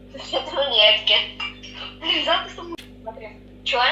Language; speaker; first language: Russian; native; Russian